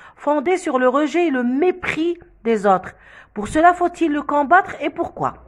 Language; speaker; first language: French; non-native, local second language; Arabic